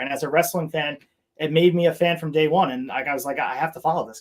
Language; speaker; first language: English; native; English